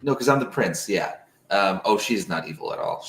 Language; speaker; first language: English; native; English